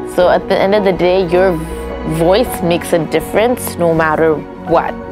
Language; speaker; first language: English; native; English